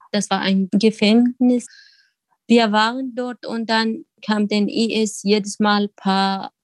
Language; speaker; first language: German; non-native, learner; Kurdish